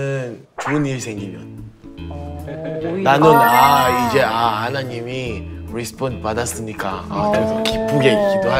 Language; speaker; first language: Korean; early bilingual, heritage; Korean